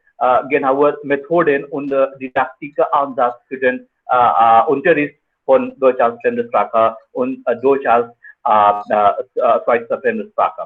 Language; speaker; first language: German; non-native, fluent; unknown